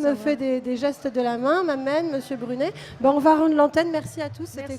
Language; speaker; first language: French; native; French